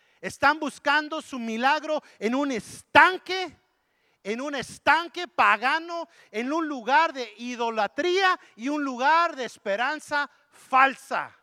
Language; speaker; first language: Spanish; early bilingual, heritage; Spanish